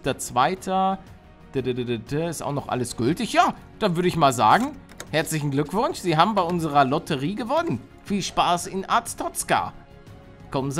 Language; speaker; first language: German; native; German